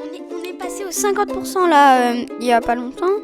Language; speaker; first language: French; native; French